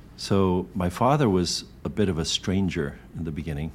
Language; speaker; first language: English; early bilingual, other home language; Korean